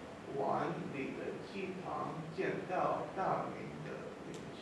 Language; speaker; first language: Chinese; non-native, learner; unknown